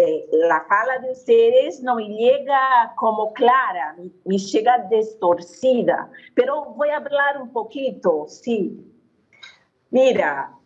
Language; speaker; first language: Spanish; non-native, fluent; Portuguese